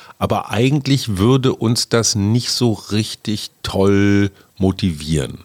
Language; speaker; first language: German; native; German